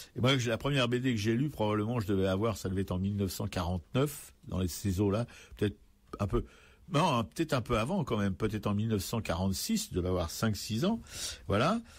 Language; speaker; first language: French; native; French